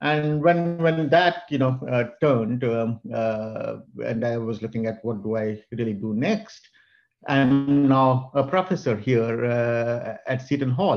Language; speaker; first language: English; non-native, local second language; Hindi